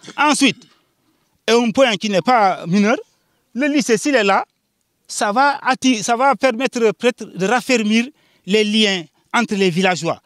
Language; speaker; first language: French; non-native, local second language; Jola-Fonyi